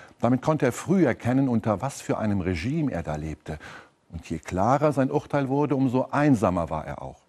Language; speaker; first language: German; native; German